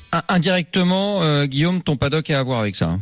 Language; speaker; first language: French; native; French